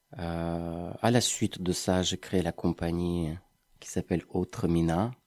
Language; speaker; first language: French; non-native, fluent; Ukrainian